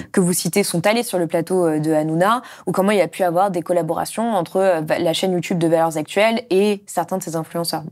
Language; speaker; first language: French; native; French